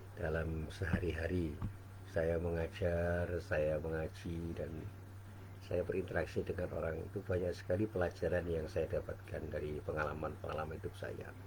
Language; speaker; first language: Indonesian; native; Indonesian